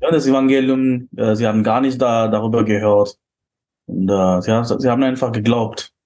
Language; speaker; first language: German; non-native, fluent; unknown